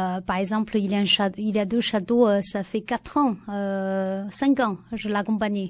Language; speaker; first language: French; non-native, learner; Chinese